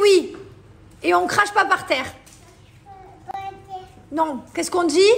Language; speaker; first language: French; native; French